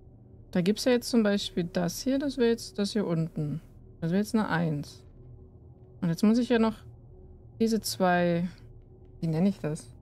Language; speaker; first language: German; native; German